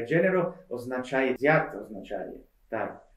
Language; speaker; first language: Ukrainian; non-native, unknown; Italian